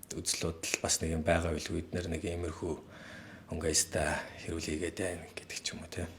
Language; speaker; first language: Mongolian; native; Mongolian